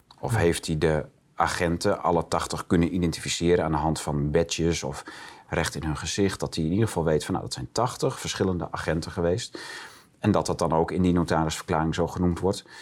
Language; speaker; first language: Dutch; native; Dutch